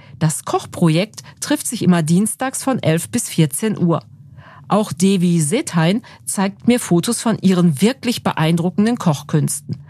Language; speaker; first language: German; native; German